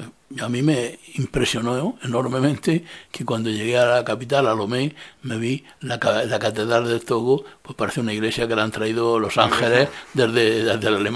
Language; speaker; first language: Spanish; native; Spanish